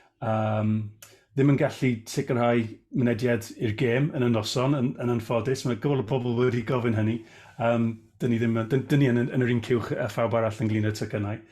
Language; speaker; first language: Welsh; non-native, local second language; English